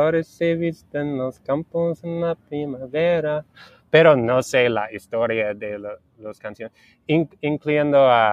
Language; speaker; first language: Spanish; non-native, learner; English